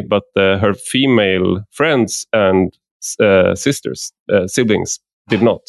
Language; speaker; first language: English; non-native, fluent; Swedish